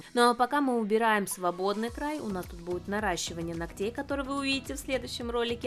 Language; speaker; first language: Russian; native; Russian